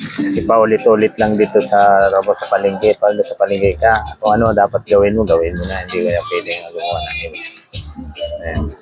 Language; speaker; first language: Filipino; non-native, local second language; Hiligaynon